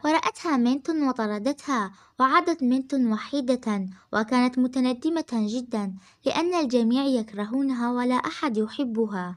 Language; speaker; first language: Arabic; native; Arabic